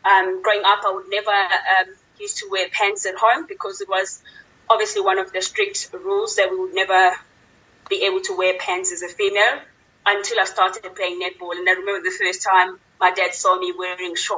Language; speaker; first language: English; non-native, local second language; Zulu